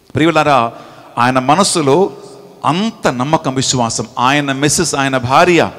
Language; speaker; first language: Telugu; non-native, local second language; Malayalam